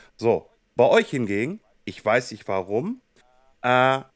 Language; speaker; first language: German; native; German